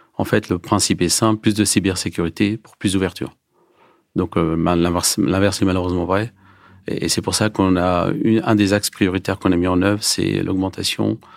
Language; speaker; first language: French; early bilingual, other home language; Turkish